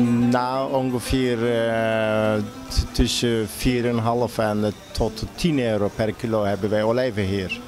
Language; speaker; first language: Dutch; non-native, fluent; Turkish